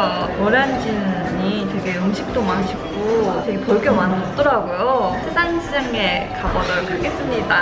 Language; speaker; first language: Korean; non-native, fluent; Japanese